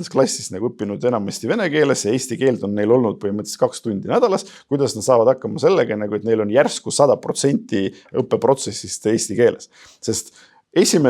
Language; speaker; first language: Estonian; non-native, local second language; Russian